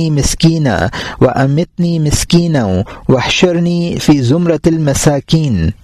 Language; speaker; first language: Urdu; native; Urdu